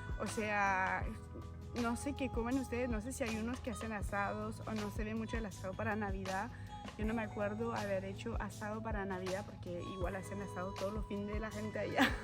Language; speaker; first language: Spanish; non-native, fluent; French